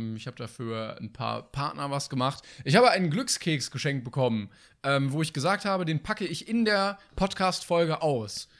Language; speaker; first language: German; native; German